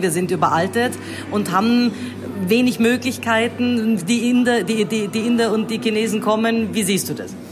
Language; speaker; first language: German; native; German